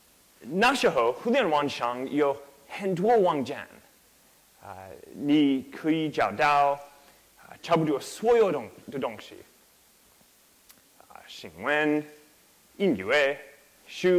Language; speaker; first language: Chinese; non-native, learner; English